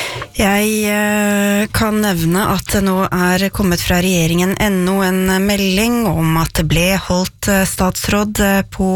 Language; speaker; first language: Norwegian; native; Norwegian